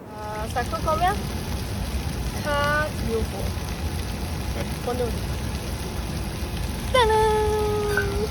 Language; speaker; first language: French; non-native, learner; Chinese